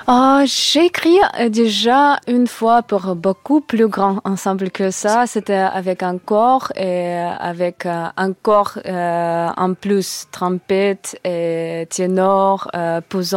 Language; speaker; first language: French; non-native, learner; Russian